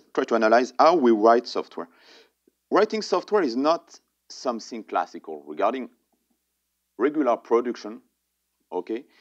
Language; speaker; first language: English; non-native, fluent; French